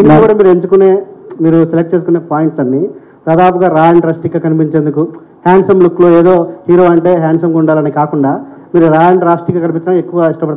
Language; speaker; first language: Telugu; native; Telugu